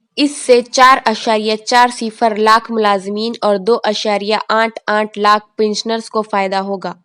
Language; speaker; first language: Urdu; native; Urdu